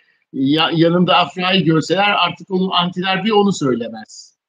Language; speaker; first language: Turkish; native; Turkish